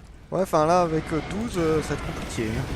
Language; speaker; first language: French; native; French